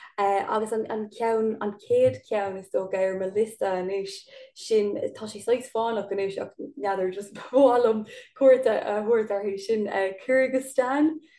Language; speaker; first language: Irish; non-native, local second language; English